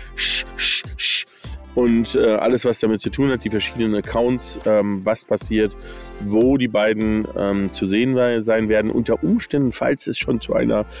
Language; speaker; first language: German; early bilingual, other home language; English